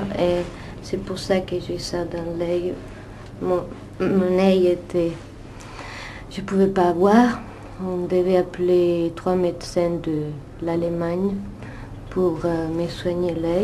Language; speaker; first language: French; non-native, fluent; Italian